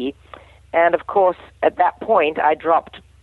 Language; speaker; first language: English; native; English